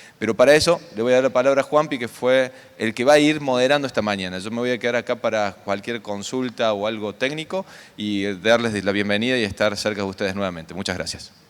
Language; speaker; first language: Spanish; native; Spanish